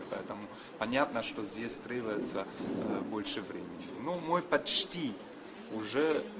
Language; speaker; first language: Russian; non-native, fluent; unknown